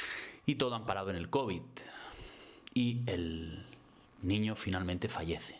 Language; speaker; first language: Spanish; native; Spanish